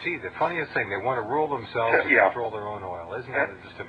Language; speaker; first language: English; native; English